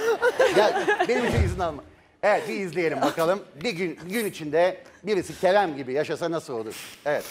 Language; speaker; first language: Turkish; native; Turkish